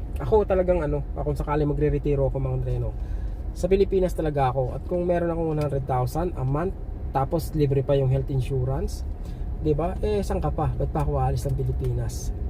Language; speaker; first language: Filipino; native; Filipino